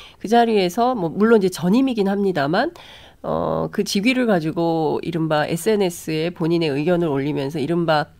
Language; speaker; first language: Korean; native; Korean